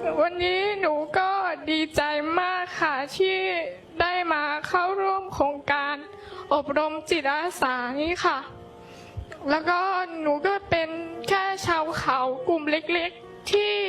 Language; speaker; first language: Thai; non-native, local second language; Hmong